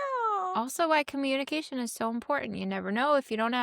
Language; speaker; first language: English; native; English